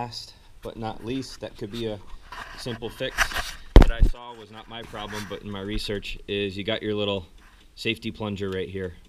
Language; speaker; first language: English; native; English